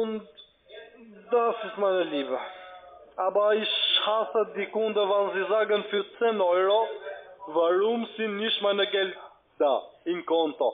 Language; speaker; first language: German; non-native, learner; Albanian